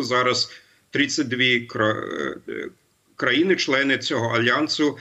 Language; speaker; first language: Ukrainian; non-native, fluent; German